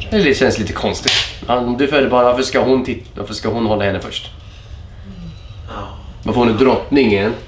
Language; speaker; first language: Swedish; native; Swedish